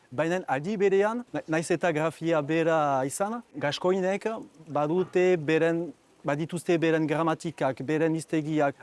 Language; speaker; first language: Basque; non-native, local second language; French